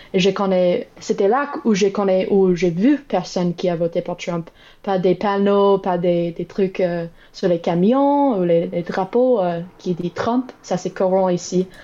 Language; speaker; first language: French; non-native, learner; English